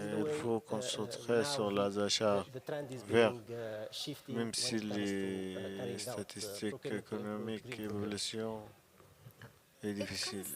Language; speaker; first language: French; non-native, learner; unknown